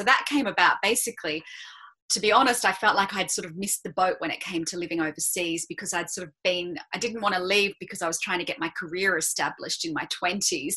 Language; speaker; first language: English; native; English